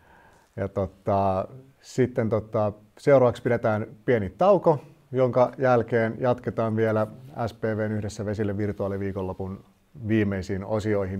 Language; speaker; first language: Finnish; native; Finnish